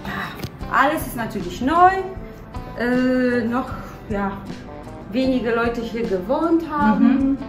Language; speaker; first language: German; non-native, fluent; Polish